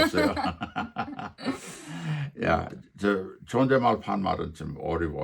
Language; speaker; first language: Korean; non-native, fluent; English